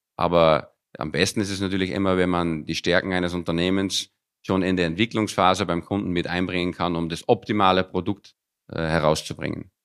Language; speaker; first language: German; early bilingual, other home language; Dutch